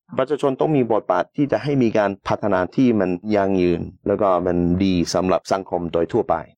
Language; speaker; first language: Thai; non-native, fluent; English